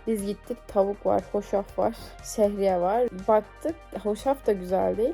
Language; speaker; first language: Turkish; native; Turkish